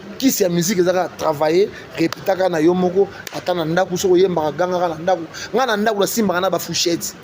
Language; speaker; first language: Lingala; native; Lingala